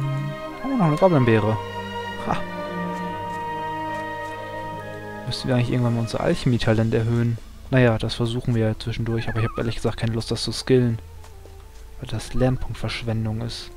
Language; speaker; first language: German; native; German